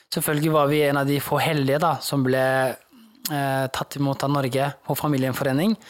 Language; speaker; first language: Norwegian; early bilingual, other home language; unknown